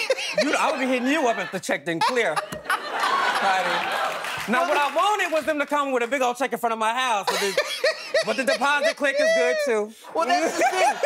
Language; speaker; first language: English; native; English